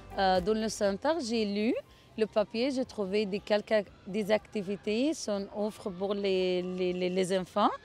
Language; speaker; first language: French; non-native, learner; Arabic